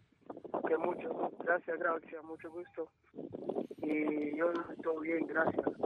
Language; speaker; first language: Spanish; non-native, learner; English